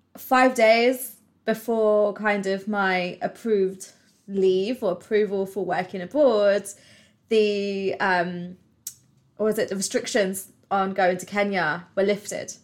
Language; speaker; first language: English; native; English